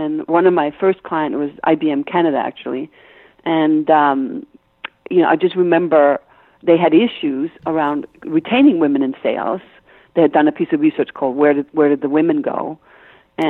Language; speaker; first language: English; non-native, fluent; Danish